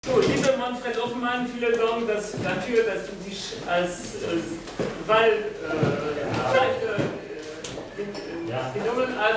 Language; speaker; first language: German; non-native, fluent; French